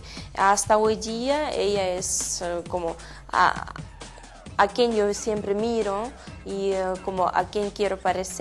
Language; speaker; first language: Spanish; non-native, learner; Russian